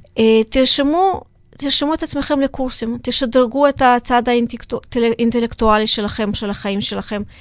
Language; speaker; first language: Hebrew; non-native, fluent; Russian